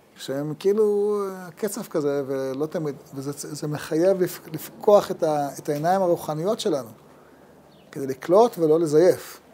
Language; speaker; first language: Hebrew; native; Hebrew